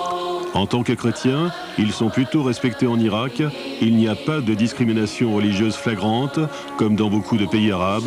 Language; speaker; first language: French; native; French